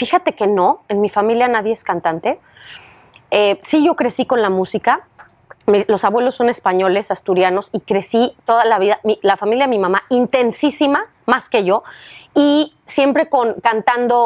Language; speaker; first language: Spanish; native; Spanish